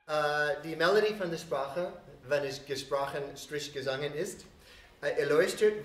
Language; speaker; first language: German; non-native, fluent; English